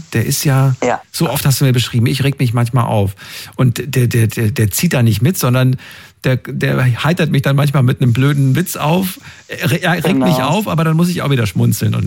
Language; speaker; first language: German; native; German